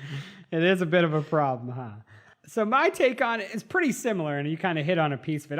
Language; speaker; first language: English; native; English